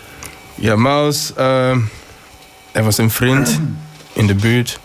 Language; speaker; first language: Dutch; non-native, learner; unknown